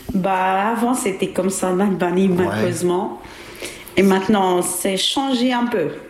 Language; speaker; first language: French; non-native, learner; Albanian